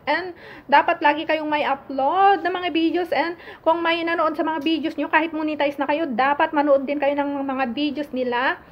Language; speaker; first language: Filipino; native; Filipino